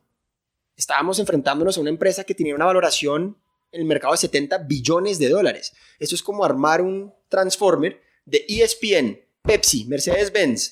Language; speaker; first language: Spanish; native; Spanish